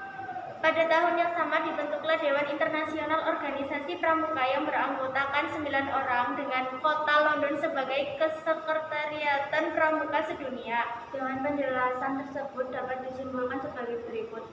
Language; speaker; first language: Indonesian; native; Indonesian